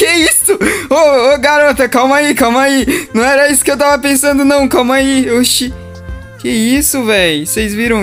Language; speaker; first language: Portuguese; native; Portuguese